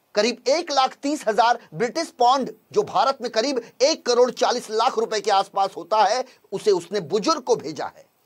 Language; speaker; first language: Hindi; native; Hindi